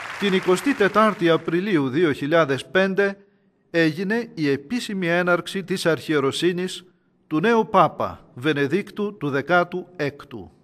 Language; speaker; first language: Greek; native; Greek